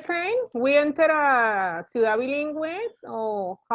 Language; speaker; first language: English; non-native, learner; Spanish